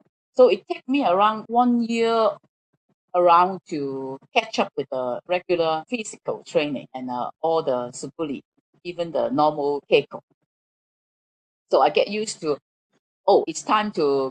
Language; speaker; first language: English; non-native, local second language; Cantonese